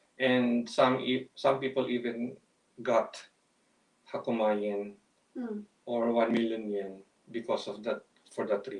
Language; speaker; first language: English; non-native, local second language; Filipino